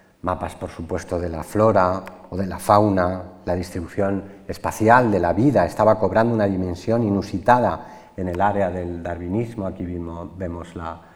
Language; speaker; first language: Spanish; native; Spanish